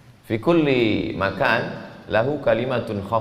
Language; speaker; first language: Arabic; non-native, fluent; Indonesian